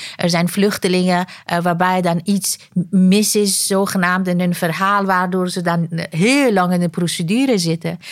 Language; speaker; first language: Dutch; non-native, fluent; Persian